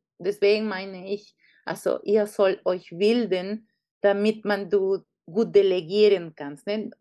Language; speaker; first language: German; non-native, fluent; Spanish